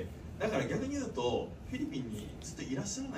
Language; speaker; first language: Japanese; native; Japanese